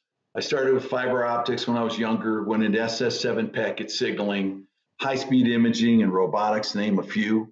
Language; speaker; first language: English; native; English